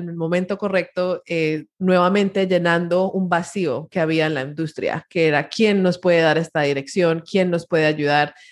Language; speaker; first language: Spanish; early bilingual, heritage; Spanish